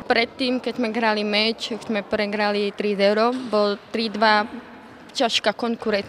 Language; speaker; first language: Polish; non-native, learner; Slovak